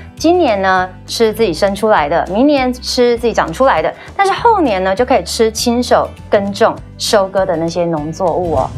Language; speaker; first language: Chinese; native; Chinese